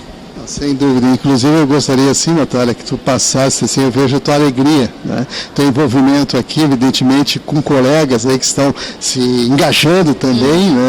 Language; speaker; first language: Portuguese; native; Portuguese